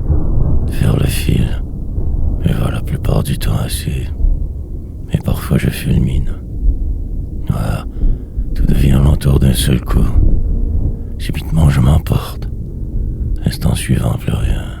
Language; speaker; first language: French; native; French